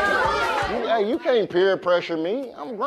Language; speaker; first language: English; native; English